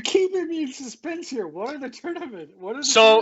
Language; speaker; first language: English; native; English